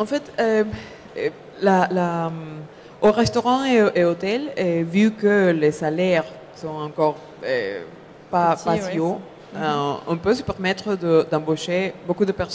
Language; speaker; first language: French; non-native, fluent; Spanish